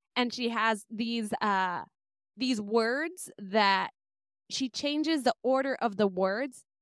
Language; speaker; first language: English; native; English